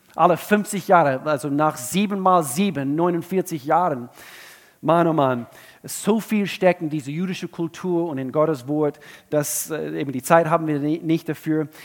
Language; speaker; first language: German; non-native, fluent; English